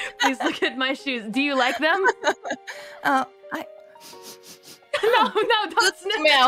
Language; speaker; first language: English; non-native, learner; Japanese